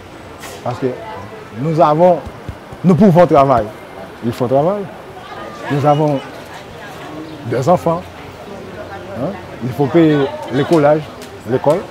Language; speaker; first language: French; non-native, local second language; Haitian Creole